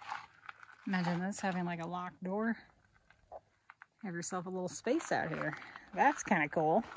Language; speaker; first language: English; native; English